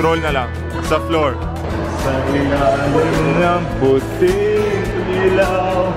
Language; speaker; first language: Filipino; non-native, learner; Arabic